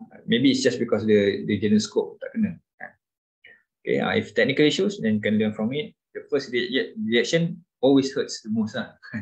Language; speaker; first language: English; non-native, local second language; Malay